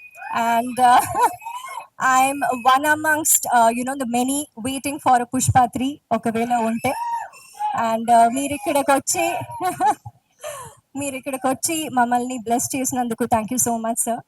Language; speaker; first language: Telugu; non-native, local second language; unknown